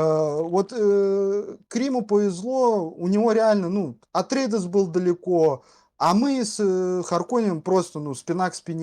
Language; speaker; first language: Russian; native; Russian